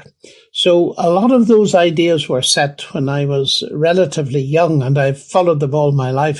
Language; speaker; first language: English; native; English